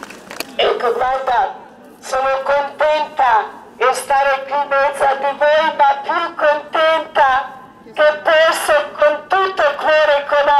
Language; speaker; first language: Italian; non-native, learner; Croatian